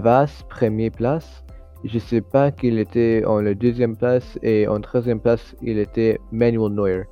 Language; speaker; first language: French; non-native, learner; English